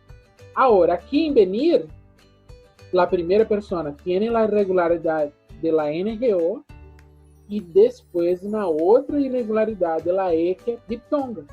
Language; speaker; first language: Spanish; non-native, fluent; Portuguese